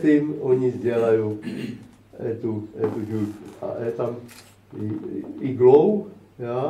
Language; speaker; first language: Russian; non-native, learner; Czech